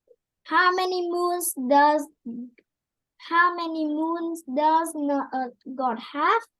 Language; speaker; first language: English; non-native, learner; Vietnamese